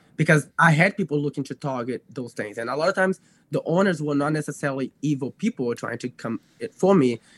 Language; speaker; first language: English; non-native, fluent; Portuguese